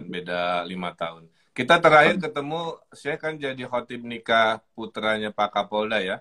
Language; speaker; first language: Indonesian; native; Indonesian